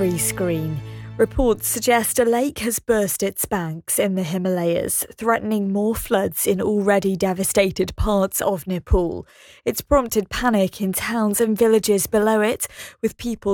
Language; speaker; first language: English; native; English